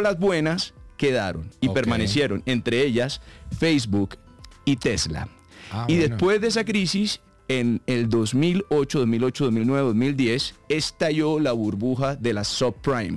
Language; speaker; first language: Spanish; native; Spanish